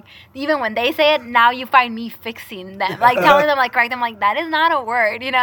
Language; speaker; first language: English; non-native, fluent; Spanish